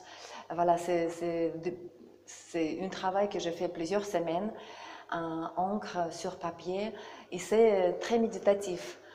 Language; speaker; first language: French; non-native, learner; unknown